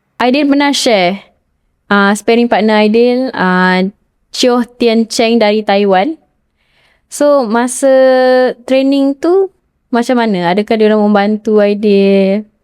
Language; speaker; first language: Malay; native; Malay